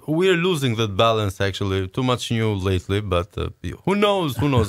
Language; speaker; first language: English; non-native, fluent; Albanian